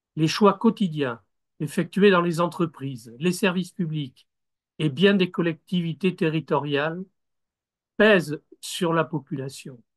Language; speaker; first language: French; native; French